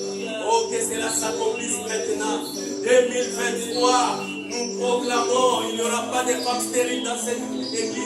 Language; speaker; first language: French; non-native, local second language; Lingala